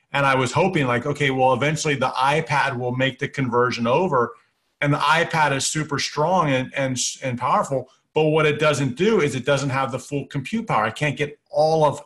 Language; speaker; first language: English; native; English